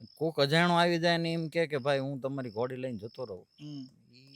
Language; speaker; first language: Gujarati; native; Gujarati